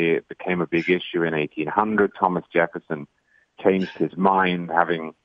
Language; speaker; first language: English; native; English